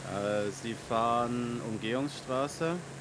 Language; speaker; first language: German; native; German